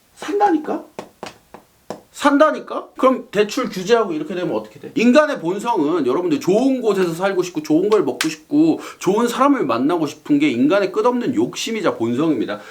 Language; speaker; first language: Korean; native; Korean